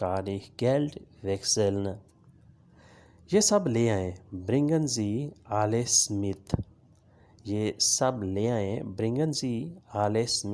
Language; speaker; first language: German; non-native, fluent; Urdu